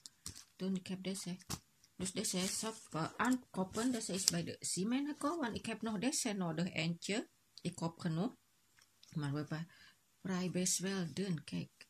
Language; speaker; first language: Dutch; non-native, local second language; Indonesian